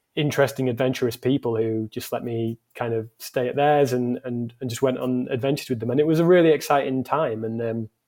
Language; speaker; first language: English; native; English